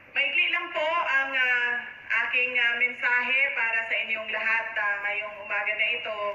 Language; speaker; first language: Filipino; non-native, local second language; Cebuano